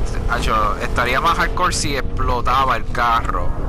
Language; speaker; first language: Spanish; early bilingual, heritage; Spanish